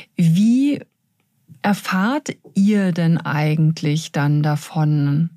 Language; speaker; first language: German; native; German